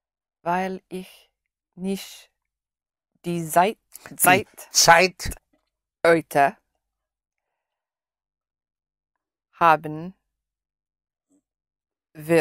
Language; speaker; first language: German; non-native, learner; English